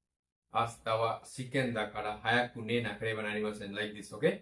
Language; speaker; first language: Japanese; non-native, fluent; Bangla